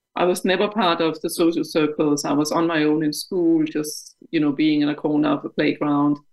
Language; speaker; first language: English; non-native, fluent; Danish